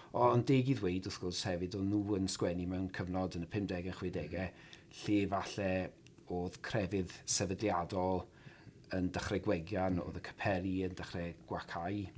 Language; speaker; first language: Welsh; native; Welsh